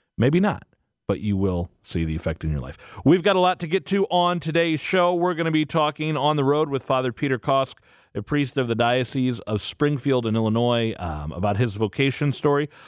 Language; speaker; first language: English; native; English